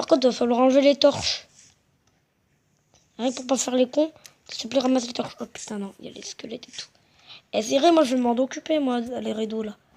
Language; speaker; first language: French; native; French